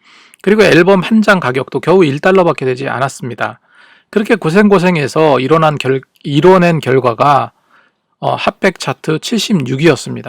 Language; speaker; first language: Korean; native; Korean